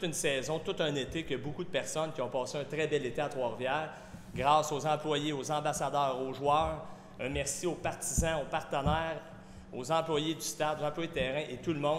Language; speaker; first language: French; native; French